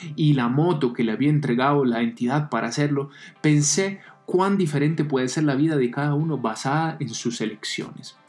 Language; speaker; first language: Spanish; non-native, fluent; Italian